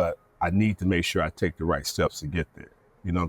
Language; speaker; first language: English; native; English